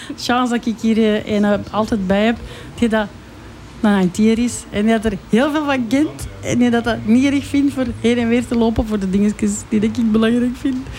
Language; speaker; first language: Dutch; native; Dutch